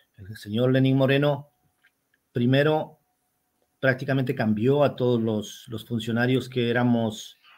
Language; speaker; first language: Spanish; native; Spanish